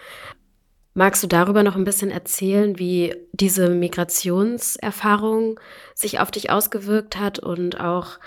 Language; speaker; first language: German; native; German